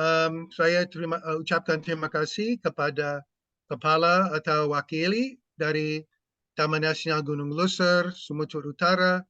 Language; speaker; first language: Indonesian; non-native, fluent; English